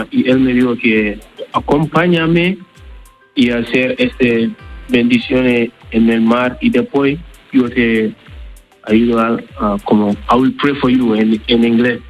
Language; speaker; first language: Spanish; non-native, learner; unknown